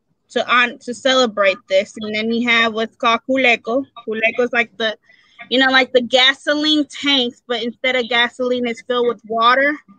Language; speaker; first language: English; early bilingual, other home language; Spanish